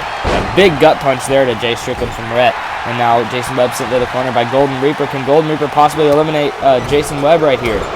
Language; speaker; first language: English; native; English